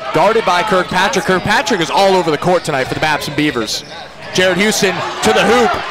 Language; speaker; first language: English; native; English